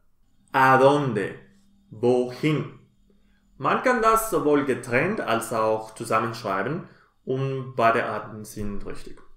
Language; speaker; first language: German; non-native, fluent; Spanish